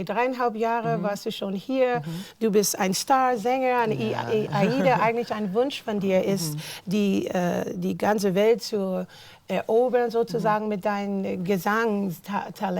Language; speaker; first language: German; non-native, fluent; English